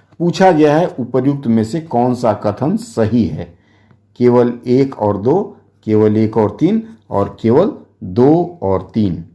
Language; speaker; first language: Hindi; native; Hindi